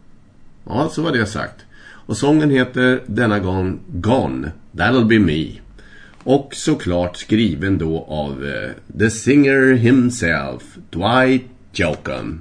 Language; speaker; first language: Swedish; native; Swedish